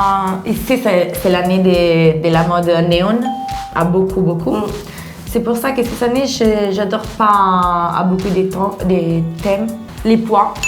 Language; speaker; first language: French; non-native, learner; Italian